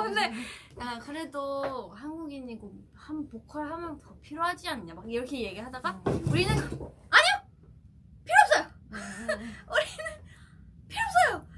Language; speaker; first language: Korean; non-native, fluent; Thai